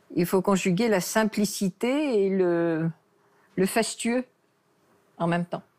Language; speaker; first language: French; native; French